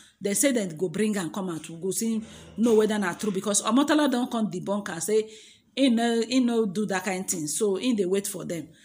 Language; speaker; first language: Nigerian Pidgin; non-native, local second language; Yoruba